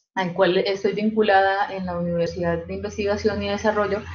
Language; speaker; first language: Spanish; native; Spanish